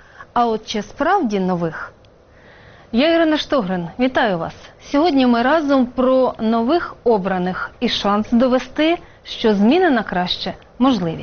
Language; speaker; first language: Ukrainian; native; Ukrainian